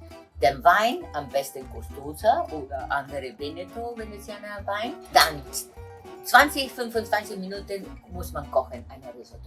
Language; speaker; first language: German; non-native, fluent; Italian